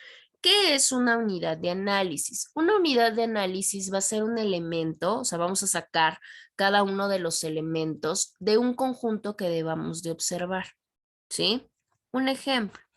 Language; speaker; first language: Spanish; native; Spanish